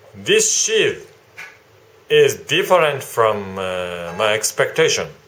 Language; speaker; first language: English; non-native, learner; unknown